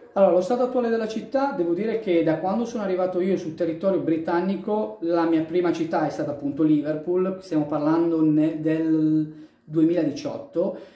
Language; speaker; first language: Italian; native; Italian